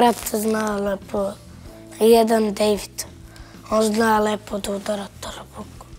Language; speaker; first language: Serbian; non-native, local second language; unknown